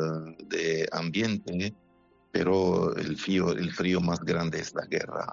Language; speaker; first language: Spanish; non-native, fluent; Arabic